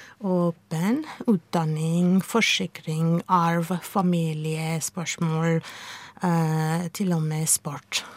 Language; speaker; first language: Norwegian; non-native, fluent; Persian